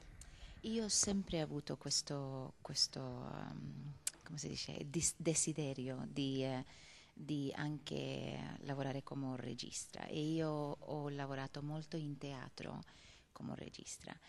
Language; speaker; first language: Italian; non-native, fluent; Swedish